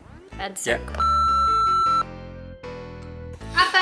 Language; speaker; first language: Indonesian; non-native, learner; English